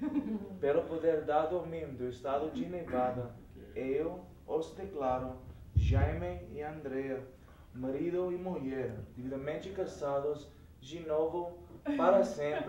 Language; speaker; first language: Portuguese; non-native, learner; English